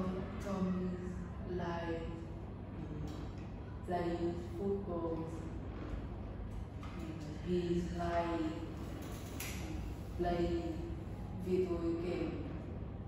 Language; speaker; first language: English; non-native, learner; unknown